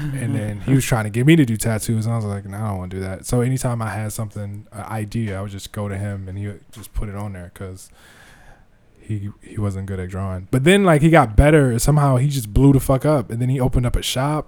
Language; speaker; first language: English; native; English